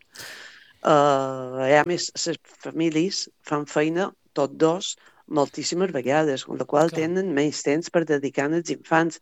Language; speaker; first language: Catalan; native; Catalan